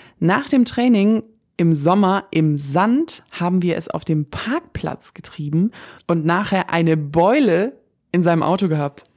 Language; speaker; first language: German; native; German